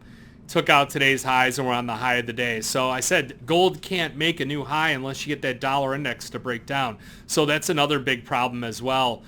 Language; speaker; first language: English; native; English